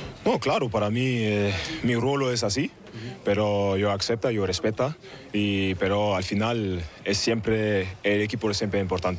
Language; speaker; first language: Spanish; non-native, learner; German